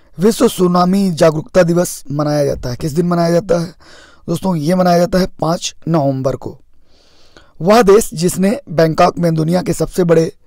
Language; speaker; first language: Hindi; native; Hindi